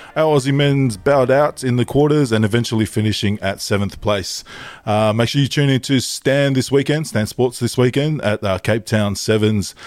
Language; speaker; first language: English; early bilingual, other home language; Tongan